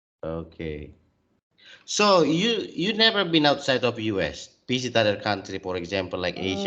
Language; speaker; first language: English; non-native, learner; Indonesian